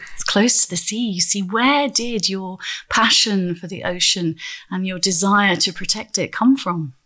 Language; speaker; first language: English; native; English